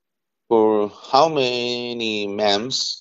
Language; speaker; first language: English; non-native, learner; Korean